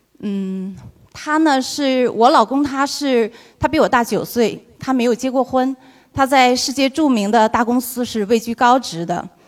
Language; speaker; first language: Chinese; native; Chinese